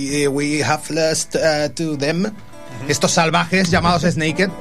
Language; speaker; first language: English; non-native, learner; Spanish